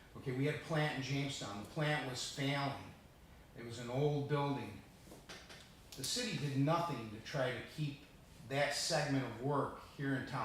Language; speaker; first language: English; early bilingual, other home language; Italian